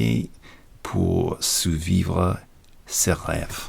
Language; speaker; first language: French; non-native, learner; English